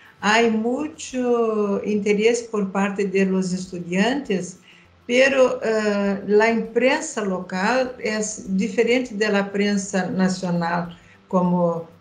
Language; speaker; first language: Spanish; non-native, learner; Portuguese